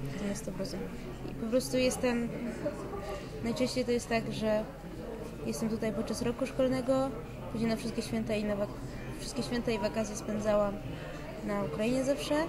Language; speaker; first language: Polish; early bilingual, other home language; Ukrainian